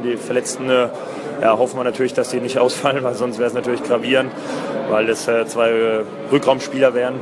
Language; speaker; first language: German; native; German